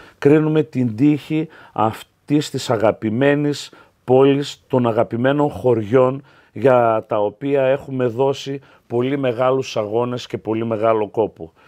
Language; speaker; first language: Greek; native; Greek